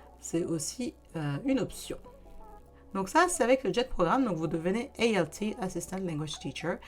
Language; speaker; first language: French; native; French